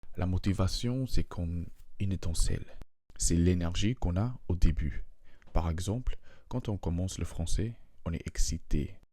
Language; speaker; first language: French; non-native, fluent; English